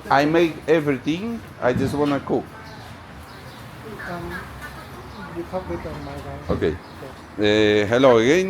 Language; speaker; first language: English; non-native, learner; Polish